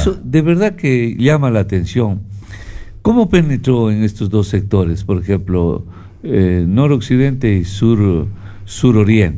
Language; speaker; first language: Spanish; native; Spanish